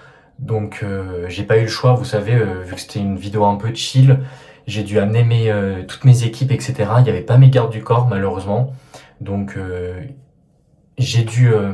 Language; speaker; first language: French; native; French